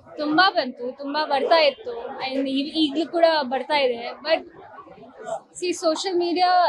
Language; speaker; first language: Kannada; non-native, learner; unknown